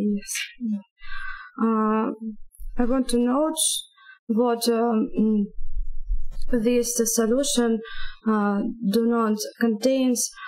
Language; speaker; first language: English; non-native, learner; Russian